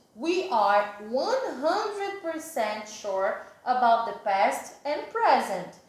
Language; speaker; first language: English; non-native, fluent; Portuguese